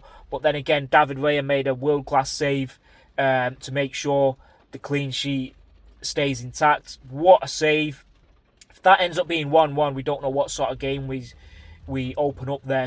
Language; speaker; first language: English; native; English